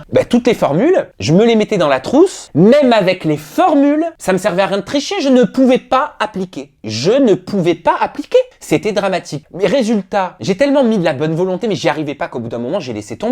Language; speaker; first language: French; native; French